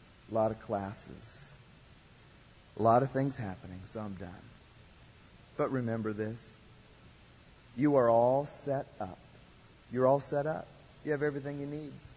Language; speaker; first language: English; native; English